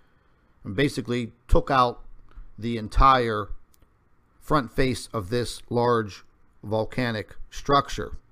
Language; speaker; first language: English; native; English